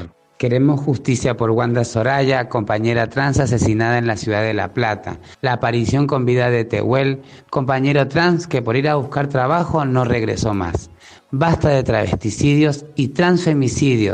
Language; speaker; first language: Spanish; native; Spanish